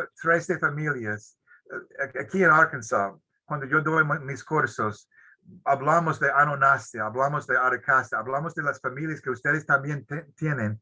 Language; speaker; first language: Spanish; non-native, fluent; English